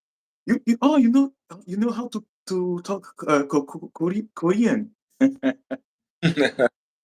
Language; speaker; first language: English; non-native, local second language; French